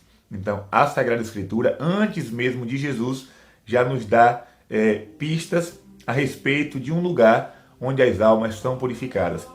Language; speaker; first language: Portuguese; native; Portuguese